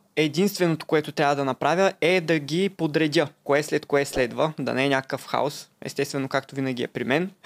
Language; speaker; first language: Bulgarian; non-native, local second language; Turkish